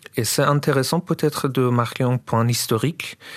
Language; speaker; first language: French; non-native, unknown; Persian